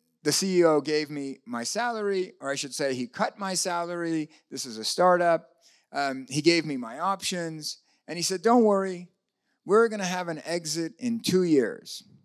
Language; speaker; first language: English; native; English